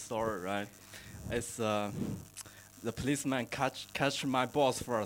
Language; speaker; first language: English; non-native, learner; Chinese